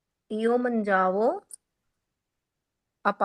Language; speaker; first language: Italian; non-native, learner; Punjabi